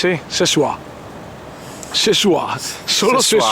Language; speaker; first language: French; non-native, learner; Italian